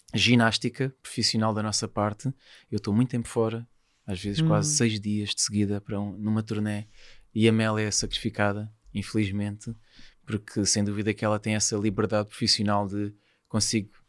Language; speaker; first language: Portuguese; native; Portuguese